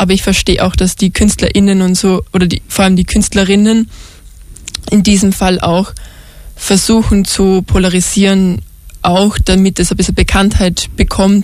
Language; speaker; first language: German; native; German